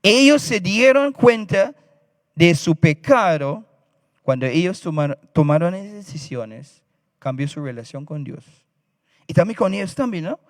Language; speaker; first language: Spanish; non-native, fluent; English